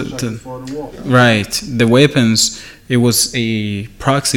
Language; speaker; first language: English; non-native, local second language; Kinyarwanda